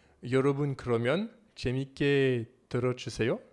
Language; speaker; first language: Korean; non-native, learner; French